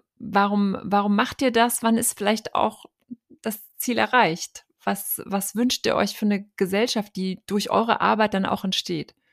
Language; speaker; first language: German; native; German